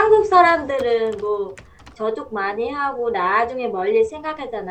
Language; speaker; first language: Korean; non-native, fluent; Vietnamese